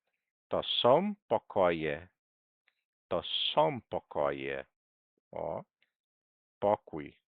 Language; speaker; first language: Polish; non-native, fluent; Portuguese